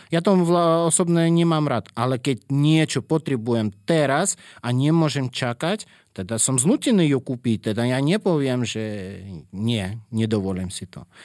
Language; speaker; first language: Slovak; non-native, fluent; Russian